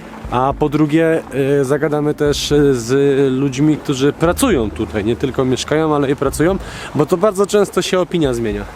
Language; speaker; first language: Polish; native; Polish